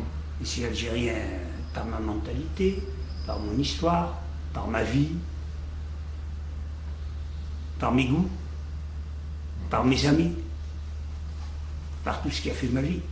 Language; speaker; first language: French; native; French